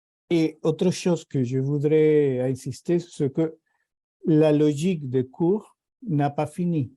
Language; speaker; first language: French; non-native, fluent; Spanish